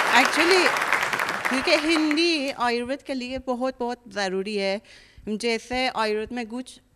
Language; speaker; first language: Hindi; non-native, learner; Persian